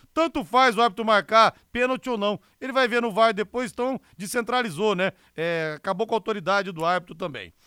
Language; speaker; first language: Portuguese; native; Portuguese